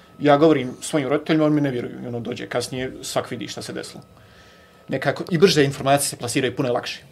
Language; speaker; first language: Bosnian; native; Bosnian